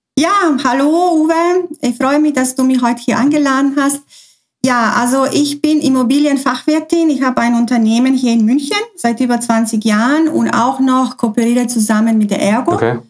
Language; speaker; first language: German; early bilingual, other home language; Croatian